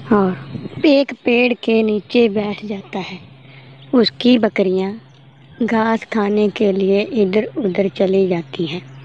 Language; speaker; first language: Hindi; native; Hindi